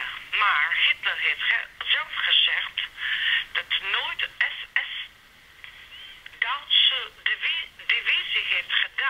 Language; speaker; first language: Dutch; non-native, learner; Serbian